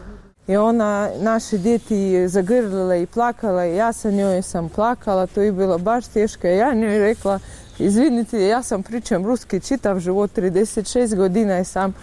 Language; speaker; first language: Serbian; non-native, learner; Russian